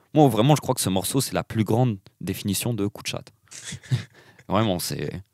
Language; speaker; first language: French; native; French